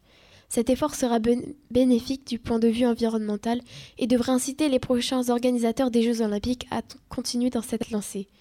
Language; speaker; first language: French; native; French